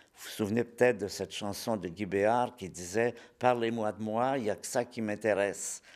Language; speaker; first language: French; native; French